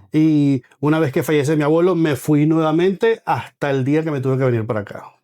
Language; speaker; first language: Spanish; native; Spanish